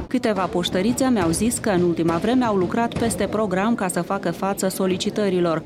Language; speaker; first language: Romanian; native; Romanian